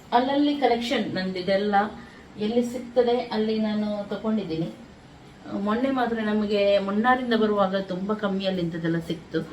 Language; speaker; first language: Kannada; native; Kannada